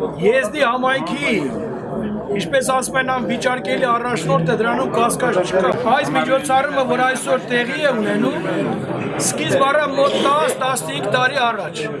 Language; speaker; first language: Armenian; non-native, local second language; Kurdish